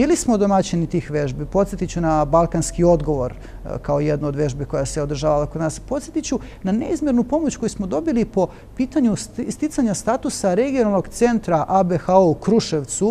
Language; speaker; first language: Bosnian; native; Bosnian